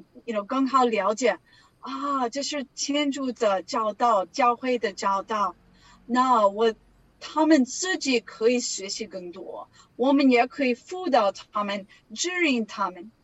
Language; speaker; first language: Chinese; non-native, learner; English